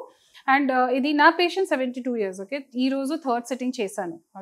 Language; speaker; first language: Telugu; non-native, fluent; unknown